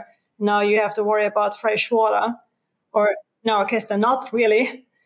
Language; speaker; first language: English; non-native, fluent; German